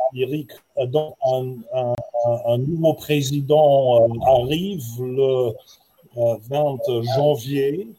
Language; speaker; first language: French; non-native, fluent; German